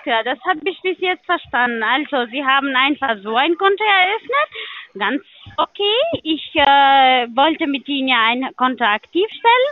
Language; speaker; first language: German; non-native, learner; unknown